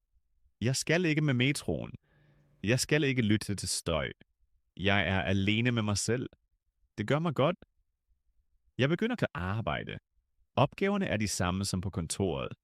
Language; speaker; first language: Danish; non-native, fluent; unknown